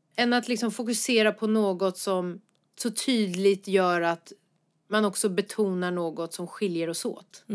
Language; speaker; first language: Swedish; early bilingual, other home language; Persian